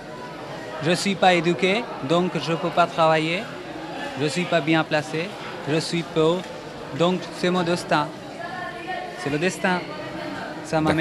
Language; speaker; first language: French; non-native, fluent; Bangla